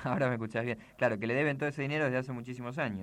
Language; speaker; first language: Spanish; native; Spanish